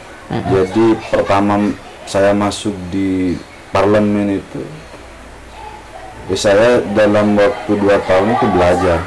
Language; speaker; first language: Indonesian; non-native, local second language; Madurese